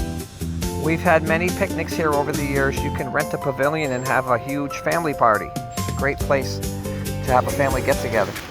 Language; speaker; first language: English; native; English